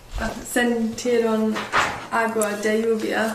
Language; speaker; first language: Spanish; non-native, learner; English